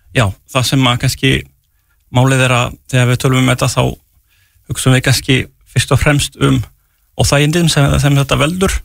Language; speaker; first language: Icelandic; non-native, fluent; French